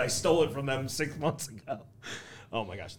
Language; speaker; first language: English; native; English